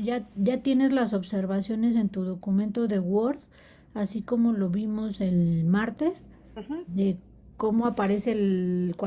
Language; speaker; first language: Spanish; native; Spanish